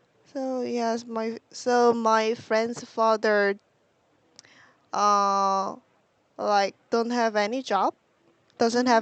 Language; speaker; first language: English; non-native, learner; Korean